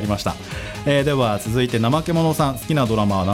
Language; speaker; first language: Japanese; native; Japanese